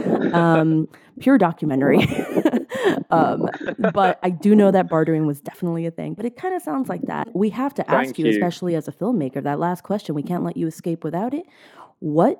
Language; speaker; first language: English; native; English